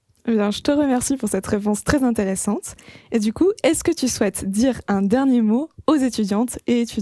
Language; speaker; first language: French; native; French